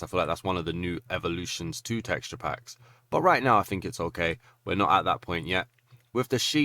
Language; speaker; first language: English; native; English